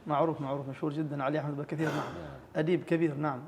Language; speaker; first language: Arabic; native; Arabic